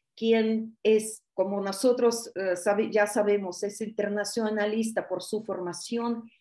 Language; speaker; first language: Spanish; non-native, fluent; Russian